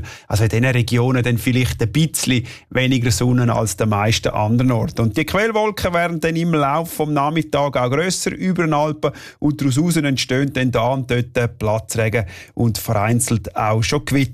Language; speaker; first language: German; native; German